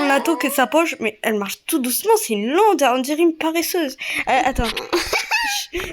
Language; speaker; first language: French; native; French